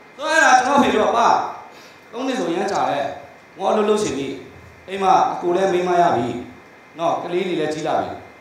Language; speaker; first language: Burmese; native; Burmese